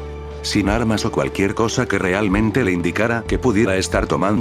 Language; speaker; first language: Spanish; native; Spanish